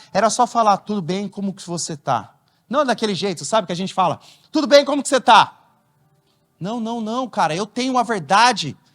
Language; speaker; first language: Portuguese; native; Portuguese